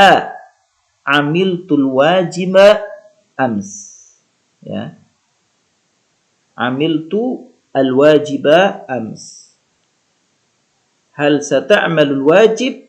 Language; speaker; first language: Arabic; non-native, fluent; Indonesian